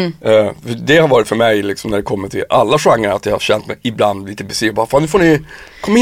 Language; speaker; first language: Swedish; native; Swedish